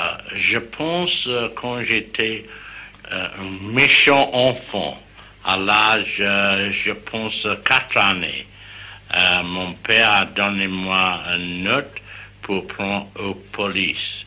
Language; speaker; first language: French; non-native, learner; English